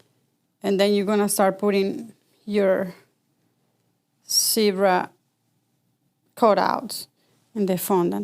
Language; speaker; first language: English; non-native, fluent; Spanish